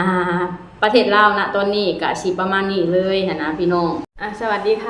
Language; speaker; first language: Thai; non-native, local second language; Lao